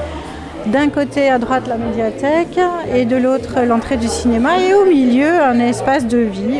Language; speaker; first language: French; native; French